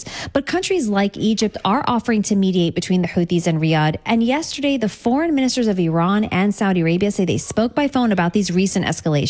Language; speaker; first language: English; native; English